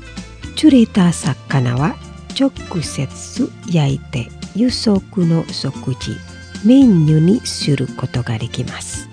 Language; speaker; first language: Japanese; non-native, fluent; Indonesian